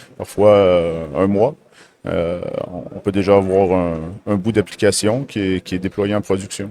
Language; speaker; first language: French; native; French